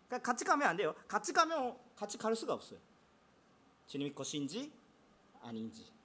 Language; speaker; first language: Korean; non-native, fluent; Japanese